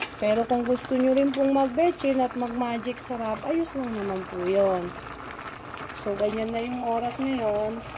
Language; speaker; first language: Filipino; non-native, local second language; Iloko